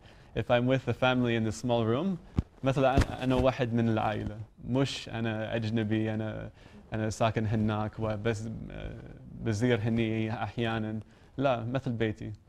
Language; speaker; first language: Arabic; non-native, learner; English